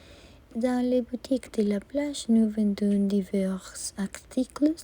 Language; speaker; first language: French; non-native, learner; Spanish